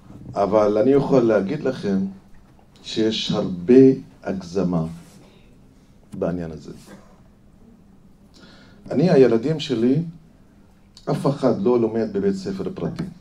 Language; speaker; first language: Hebrew; non-native, fluent; Arabic